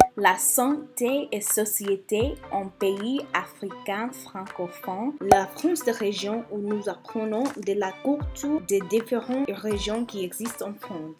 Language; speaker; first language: French; non-native, learner; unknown